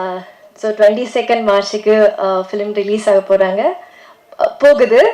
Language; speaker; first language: Tamil; non-native, learner; Malayalam